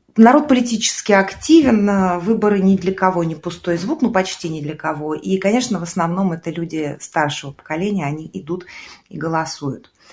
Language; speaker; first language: Russian; native; Russian